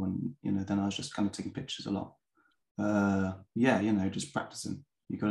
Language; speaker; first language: English; native; English